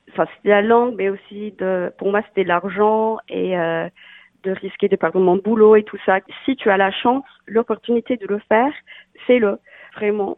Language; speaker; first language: French; non-native, fluent; English